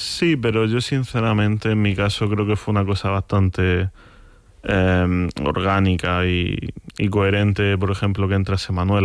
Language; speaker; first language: Spanish; native; Spanish